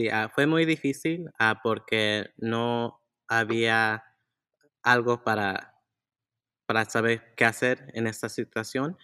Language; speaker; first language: Spanish; early bilingual, heritage; Spanish